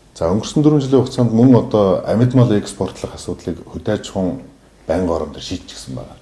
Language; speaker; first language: Mongolian; non-native, local second language; Kazakh